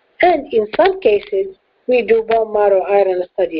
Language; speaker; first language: English; non-native, fluent; Arabic